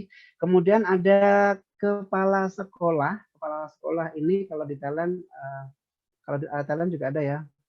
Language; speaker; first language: Indonesian; native; Indonesian